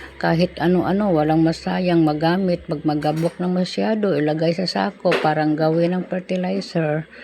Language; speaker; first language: Filipino; non-native, local second language; Cebuano